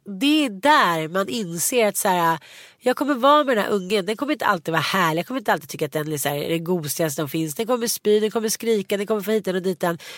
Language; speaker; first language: Swedish; native; Swedish